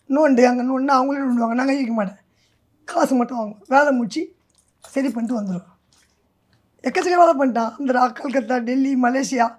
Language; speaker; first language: Tamil; native; Tamil